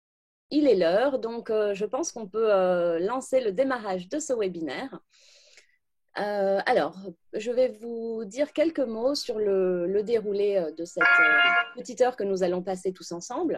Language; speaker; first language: French; native; French